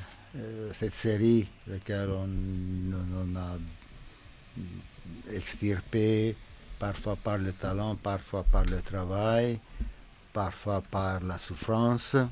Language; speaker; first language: French; non-native, fluent; Romanian